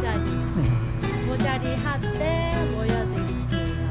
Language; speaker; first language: Korean; non-native, learner; Vietnamese